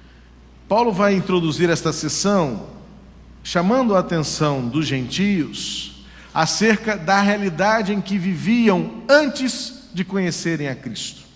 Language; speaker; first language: Portuguese; native; Portuguese